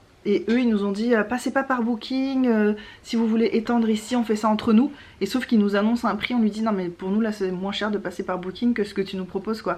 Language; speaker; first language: French; native; French